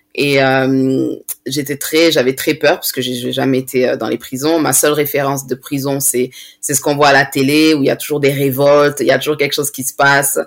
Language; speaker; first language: French; native; French